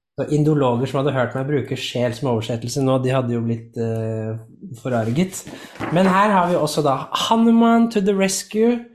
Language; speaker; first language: Norwegian; native; Norwegian